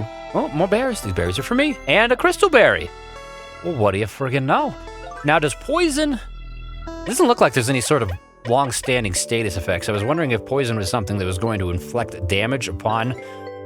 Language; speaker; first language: English; native; English